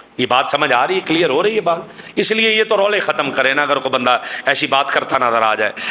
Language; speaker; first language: Urdu; non-native, local second language; Punjabi